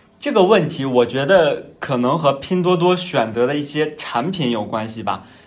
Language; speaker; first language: Chinese; native; Chinese